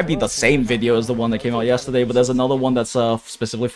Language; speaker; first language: English; native; English